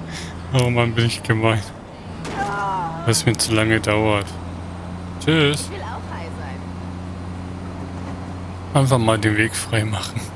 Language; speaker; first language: German; native; German